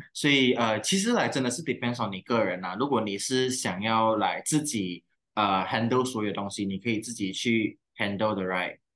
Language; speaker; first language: Chinese; native; Chinese